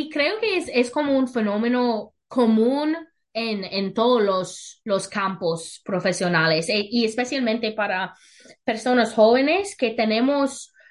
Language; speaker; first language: Spanish; non-native, learner; English